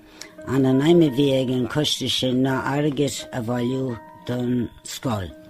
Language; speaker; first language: Irish; non-native, local second language; English